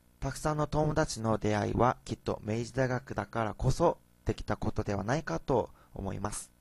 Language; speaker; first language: Japanese; non-native, fluent; Korean